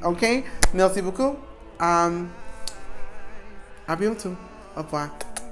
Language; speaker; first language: French; non-native, learner; English